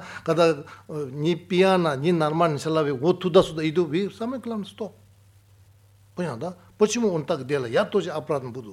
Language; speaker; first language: Russian; non-native, learner; Tibetan